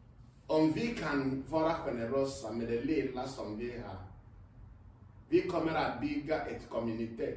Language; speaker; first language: Swedish; non-native, fluent; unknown